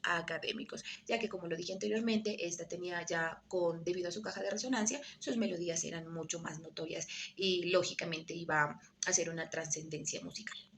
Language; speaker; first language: Spanish; native; Spanish